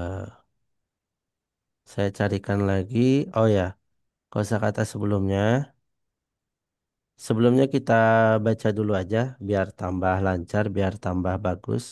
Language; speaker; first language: Indonesian; non-native, fluent; Banjar